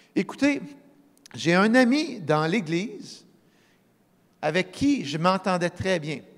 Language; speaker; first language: French; native; French